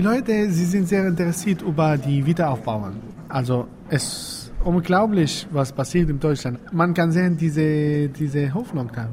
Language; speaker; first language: German; non-native, learner; Arabic